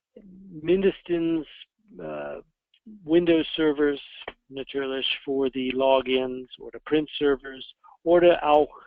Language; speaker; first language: German; non-native, fluent; English